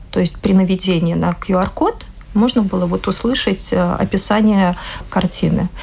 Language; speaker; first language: Russian; native; Russian